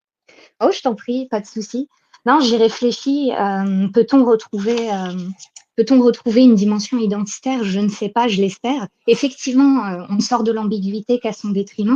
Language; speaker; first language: French; native; French